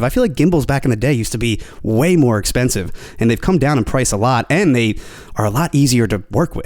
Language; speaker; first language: English; native; English